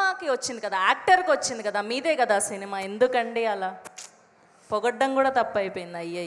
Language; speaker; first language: Telugu; native; Telugu